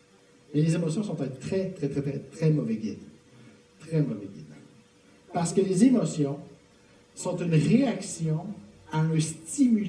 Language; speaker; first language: French; native; French